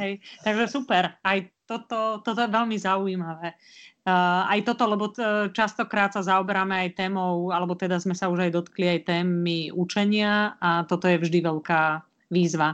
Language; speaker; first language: Slovak; native; Slovak